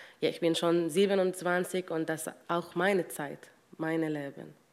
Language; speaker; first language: German; non-native, learner; Arabic